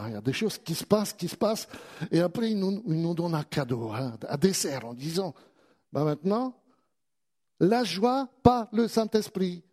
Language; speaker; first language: French; native; French